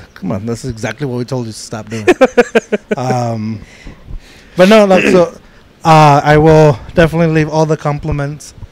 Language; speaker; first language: English; native; English